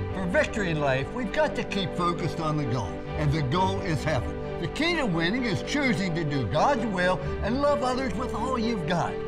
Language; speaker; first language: English; native; English